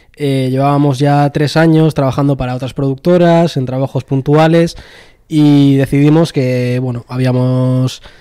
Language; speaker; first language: Spanish; native; Spanish